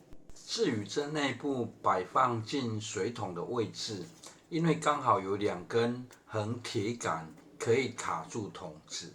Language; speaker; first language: Chinese; native; Chinese